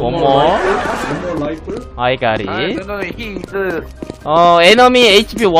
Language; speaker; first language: English; non-native, learner; Korean